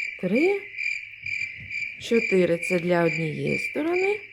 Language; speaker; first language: Ukrainian; native; Ukrainian